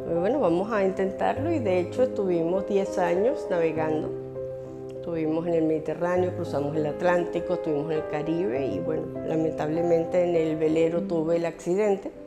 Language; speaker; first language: Spanish; early bilingual, other home language; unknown